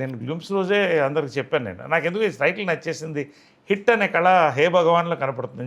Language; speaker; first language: Telugu; native; Telugu